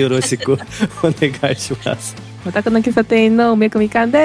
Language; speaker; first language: Japanese; non-native, learner; Portuguese